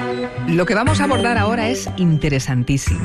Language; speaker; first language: Spanish; native; Spanish